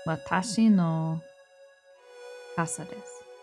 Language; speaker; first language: Japanese; non-native, learner; English